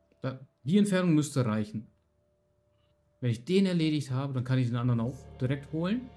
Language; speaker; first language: German; native; German